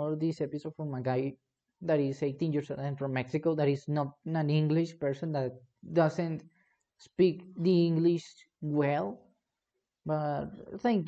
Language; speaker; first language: English; non-native, learner; Spanish